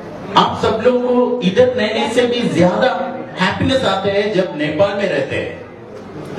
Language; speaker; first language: Hindi; non-native, fluent; Bangla